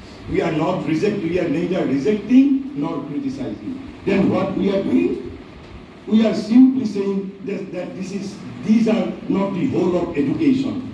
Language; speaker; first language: English; non-native, local second language; Assamese